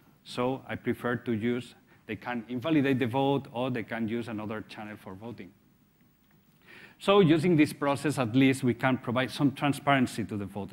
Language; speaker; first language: English; non-native, fluent; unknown